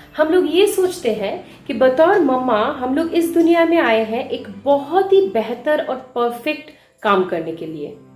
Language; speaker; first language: Hindi; non-native, local second language; Bangla